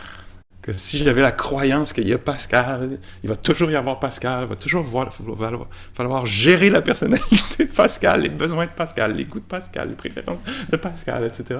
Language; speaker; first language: French; native; French